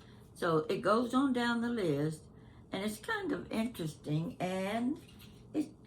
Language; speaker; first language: English; native; English